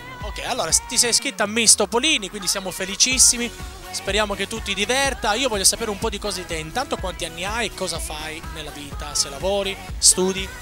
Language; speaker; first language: Italian; native; Italian